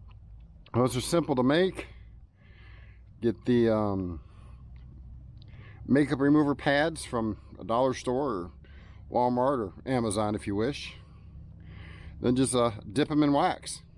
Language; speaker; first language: English; native; English